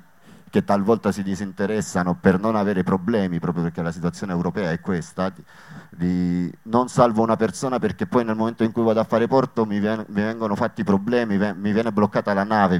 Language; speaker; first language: Italian; native; Italian